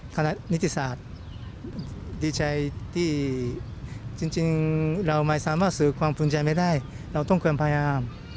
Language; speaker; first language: Thai; non-native, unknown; Japanese